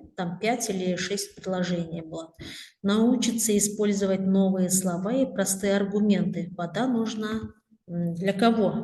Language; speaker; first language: Russian; non-native, local second language; Kazakh